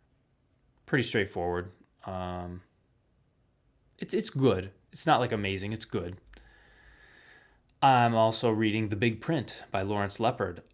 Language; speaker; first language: English; native; English